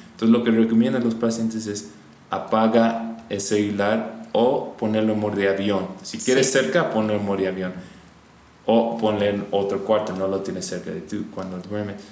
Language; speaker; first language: Spanish; non-native, fluent; English